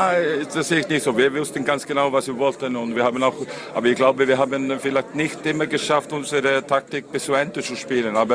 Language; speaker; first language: German; non-native, fluent; Icelandic